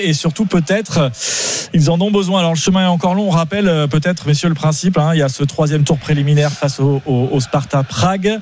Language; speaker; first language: French; native; French